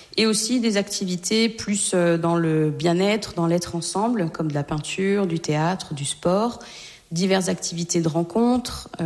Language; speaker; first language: French; native; French